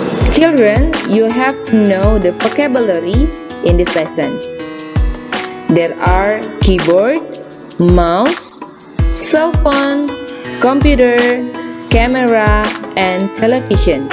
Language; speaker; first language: English; non-native, fluent; Indonesian